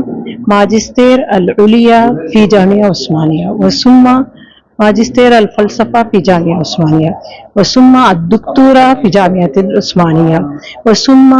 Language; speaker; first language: Arabic; non-native, fluent; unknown